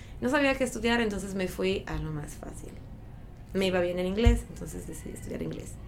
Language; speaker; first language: Spanish; non-native, fluent; French